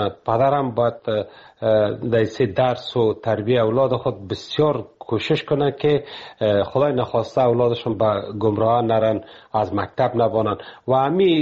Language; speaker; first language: Persian; native; Persian